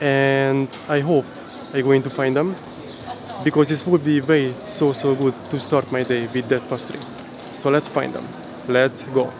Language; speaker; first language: English; non-native, learner; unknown